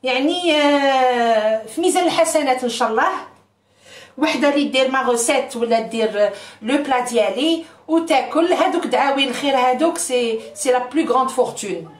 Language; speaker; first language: Arabic; native; Arabic